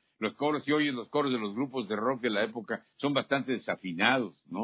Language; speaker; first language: Spanish; native; Spanish